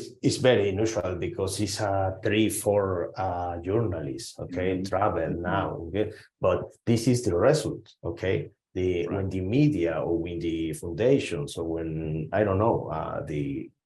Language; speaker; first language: English; non-native, learner; Spanish